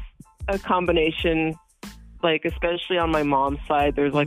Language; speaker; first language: English; early bilingual, other home language; Hebrew